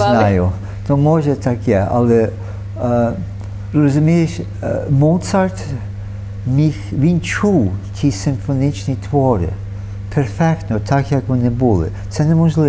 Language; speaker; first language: Ukrainian; early bilingual, heritage; Ukrainian